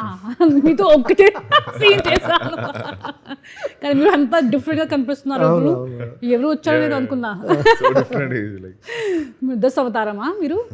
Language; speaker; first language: Telugu; non-native, learner; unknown